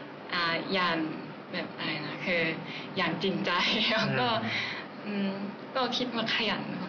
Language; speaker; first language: Thai; non-native, learner; Japanese